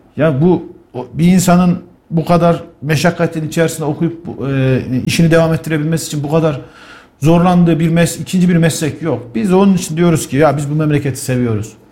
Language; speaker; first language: Turkish; native; Turkish